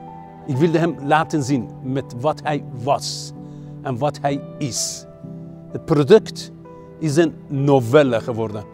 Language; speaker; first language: Dutch; non-native, fluent; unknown